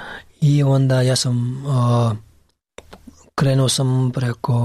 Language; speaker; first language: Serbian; non-native, learner; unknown